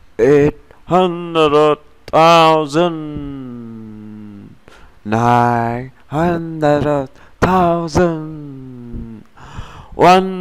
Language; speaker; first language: English; non-native, learner; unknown